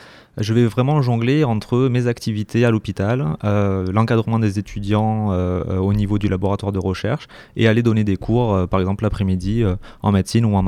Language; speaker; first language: French; native; French